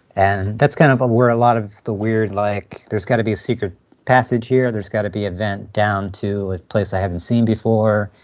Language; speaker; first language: English; native; English